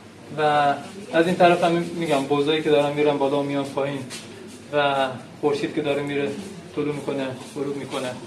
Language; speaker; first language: Persian; native; Persian